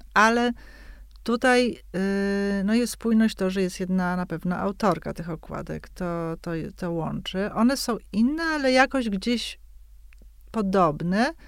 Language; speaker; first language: Polish; native; Polish